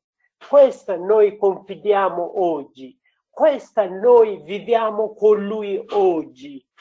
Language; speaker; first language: Italian; non-native, learner; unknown